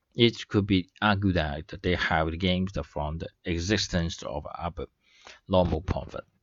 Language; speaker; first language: English; non-native, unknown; Chinese